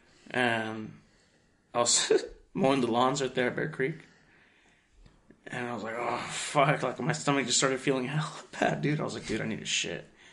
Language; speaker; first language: English; early bilingual, other home language; Spanish